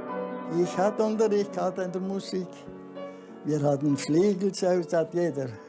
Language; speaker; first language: German; early bilingual, heritage; German